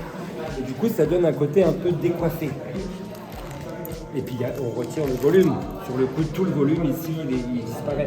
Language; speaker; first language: French; native; French